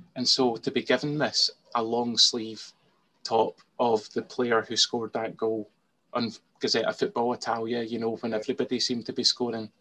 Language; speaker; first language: English; native; English